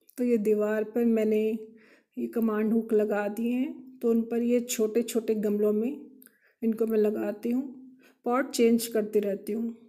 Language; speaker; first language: Hindi; non-native, local second language; Kannada